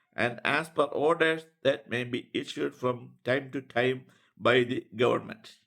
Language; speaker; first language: English; non-native, local second language; Malayalam